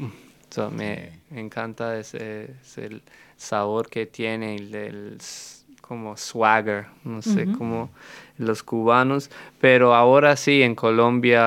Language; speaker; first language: Spanish; non-native, fluent; English